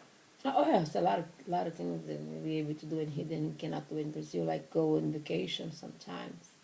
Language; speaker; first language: English; non-native, learner; Portuguese